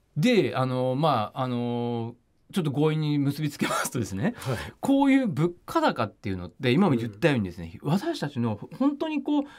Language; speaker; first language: Japanese; native; Japanese